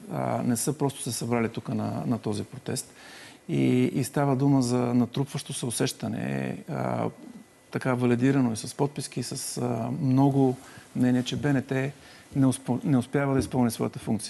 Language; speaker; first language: Bulgarian; native; Bulgarian